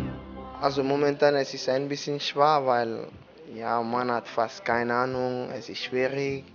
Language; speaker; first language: German; non-native, learner; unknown